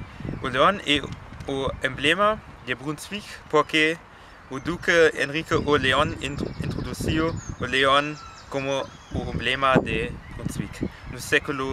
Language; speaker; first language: Portuguese; non-native, learner; German